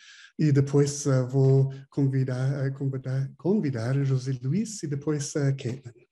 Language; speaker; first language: Portuguese; non-native, fluent; English